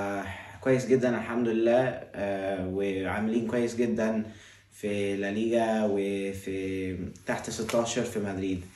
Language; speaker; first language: Arabic; early bilingual, heritage; Arabic